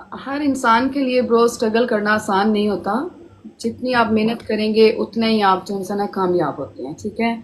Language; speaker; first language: Urdu; early bilingual, heritage; Hindi